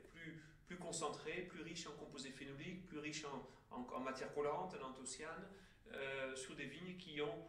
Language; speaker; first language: French; native; French